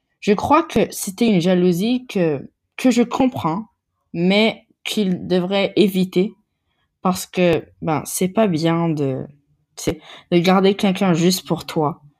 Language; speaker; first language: French; non-native, learner; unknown